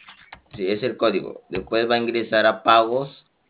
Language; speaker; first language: Spanish; native; Spanish